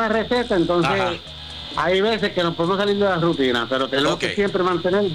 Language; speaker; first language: Spanish; early bilingual, heritage; Spanish